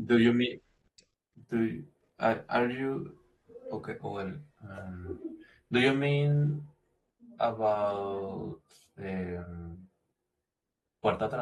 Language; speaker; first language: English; non-native, learner; Spanish